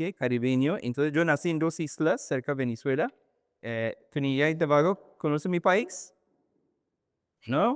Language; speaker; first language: Spanish; non-native, learner; English